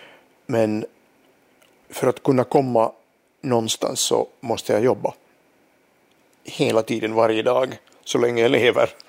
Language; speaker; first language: Swedish; non-native, local second language; Finnish